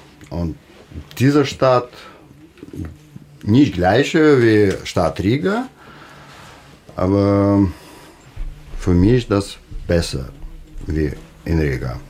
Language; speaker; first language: German; non-native, learner; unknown